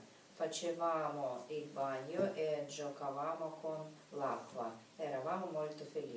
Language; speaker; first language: Italian; non-native, learner; Russian